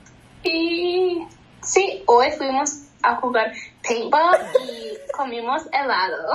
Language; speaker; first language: Spanish; non-native, learner; English